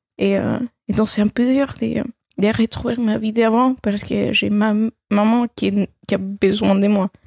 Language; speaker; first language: French; non-native, fluent; Spanish